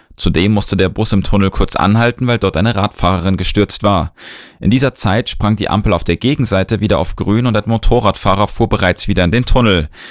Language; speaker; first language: German; native; German